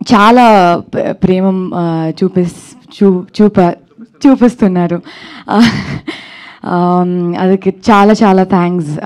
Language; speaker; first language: Telugu; non-native, learner; Kannada